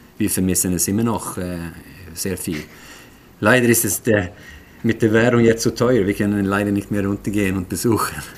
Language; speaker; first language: German; non-native, fluent; Swedish